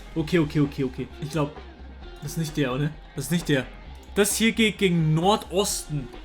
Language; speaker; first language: German; native; German